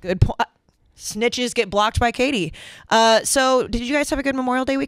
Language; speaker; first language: English; native; English